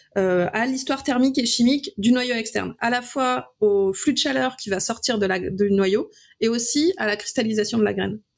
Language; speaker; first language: French; native; French